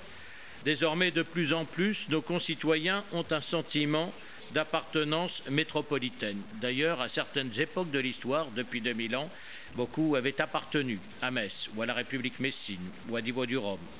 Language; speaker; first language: French; native; French